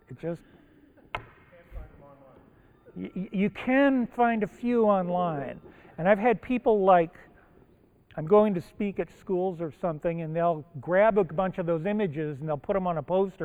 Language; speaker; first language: English; early bilingual, other home language; Japanese